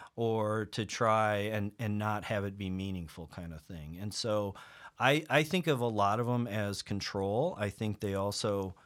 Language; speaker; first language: English; native; English